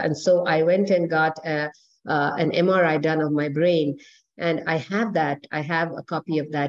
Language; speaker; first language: English; non-native, local second language; Hindi